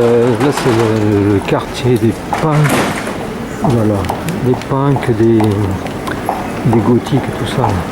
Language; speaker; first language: French; native; French